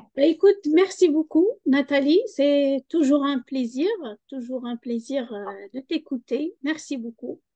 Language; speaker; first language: French; non-native, local second language; Arabic